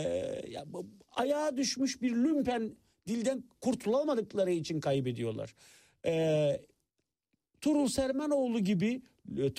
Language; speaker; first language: Turkish; native; Turkish